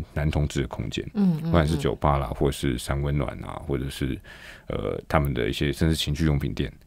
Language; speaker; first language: Chinese; native; Chinese